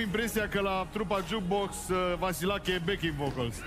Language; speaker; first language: Romanian; native; Romanian